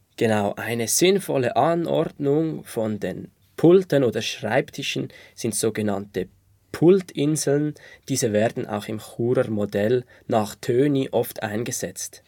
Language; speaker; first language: German; native; German